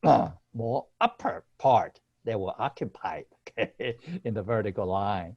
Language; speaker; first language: English; non-native, fluent; Chinese